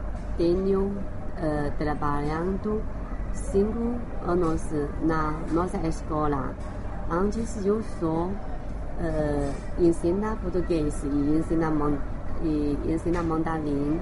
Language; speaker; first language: Portuguese; non-native, learner; Chinese